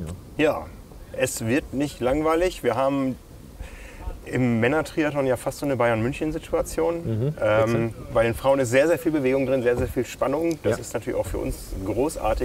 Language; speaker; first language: German; native; German